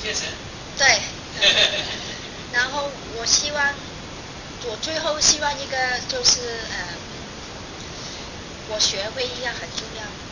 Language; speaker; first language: Chinese; non-native, fluent; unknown